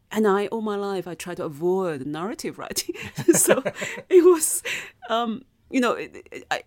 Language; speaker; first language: English; non-native, fluent; Chinese